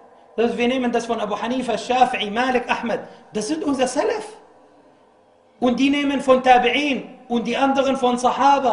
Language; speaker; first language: German; non-native, fluent; Arabic